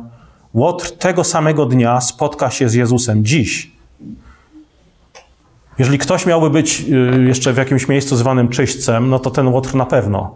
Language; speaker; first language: Polish; native; Polish